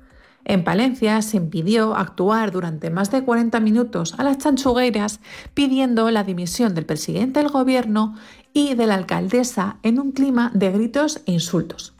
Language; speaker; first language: Spanish; native; Spanish